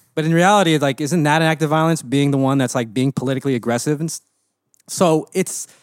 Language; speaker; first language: English; early bilingual, other home language; Filipino